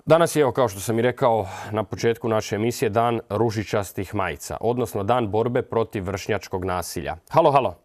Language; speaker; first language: Serbian; native; Serbian